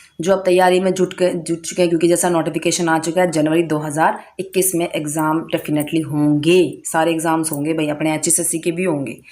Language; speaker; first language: Hindi; native; Hindi